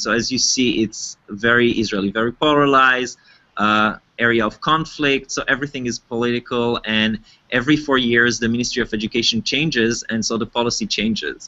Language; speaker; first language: English; non-native, fluent; Hebrew